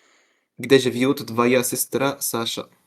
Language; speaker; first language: Russian; non-native, learner; English